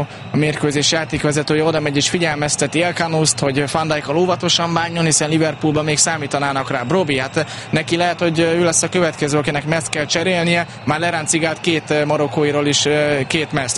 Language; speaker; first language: Hungarian; native; Hungarian